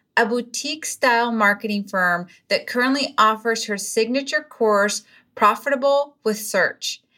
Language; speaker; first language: English; non-native, fluent; Spanish